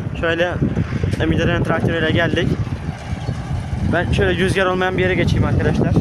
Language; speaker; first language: Turkish; native; Turkish